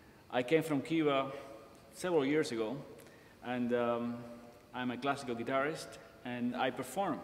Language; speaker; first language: English; non-native, fluent; Spanish